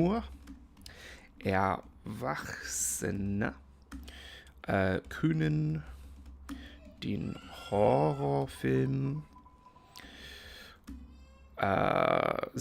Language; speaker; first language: German; non-native, fluent; English